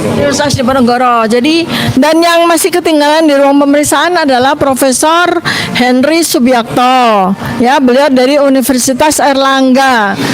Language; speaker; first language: Indonesian; native; Indonesian